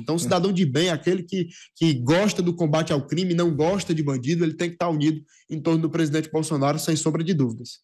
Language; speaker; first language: Portuguese; native; Portuguese